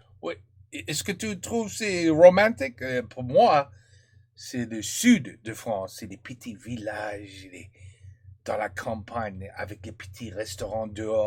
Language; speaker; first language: French; non-native, learner; English